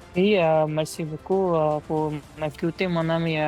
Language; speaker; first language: French; non-native, learner; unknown